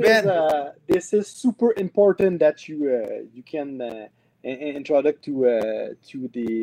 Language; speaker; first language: English; non-native, learner; French